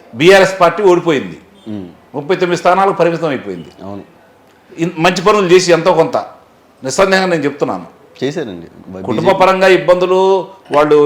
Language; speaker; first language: Telugu; native; Telugu